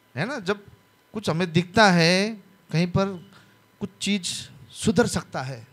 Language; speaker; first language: Hindi; non-native, local second language; Bangla